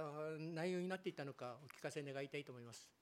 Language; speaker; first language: Japanese; native; Japanese